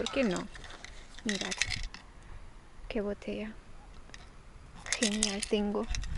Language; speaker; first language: Spanish; non-native, fluent; Russian